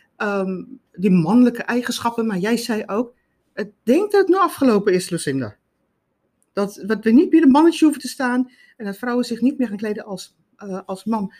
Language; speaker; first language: Dutch; non-native, fluent; English